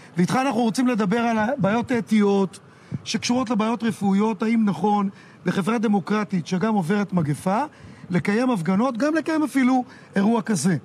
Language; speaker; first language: Hebrew; native; Hebrew